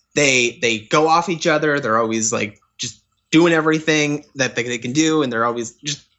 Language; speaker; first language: English; native; English